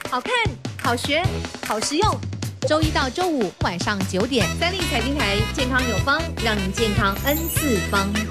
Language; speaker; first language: Chinese; native; Chinese